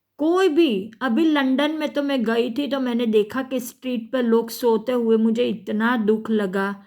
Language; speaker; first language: Hindi; non-native, local second language; Gujarati